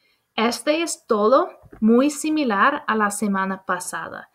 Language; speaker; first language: Spanish; non-native, fluent; English